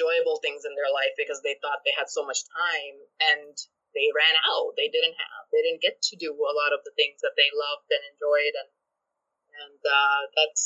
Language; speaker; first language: English; non-native, local second language; Urdu